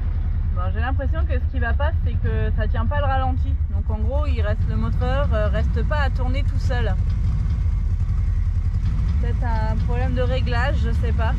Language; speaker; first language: French; native; French